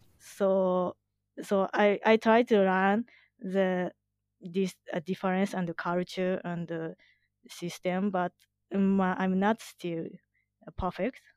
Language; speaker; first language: English; non-native, learner; Japanese